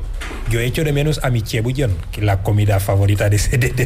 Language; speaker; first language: Spanish; non-native, fluent; Wolof